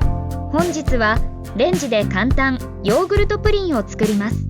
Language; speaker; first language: Japanese; native; Japanese